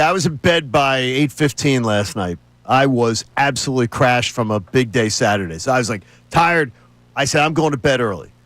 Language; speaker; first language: English; native; English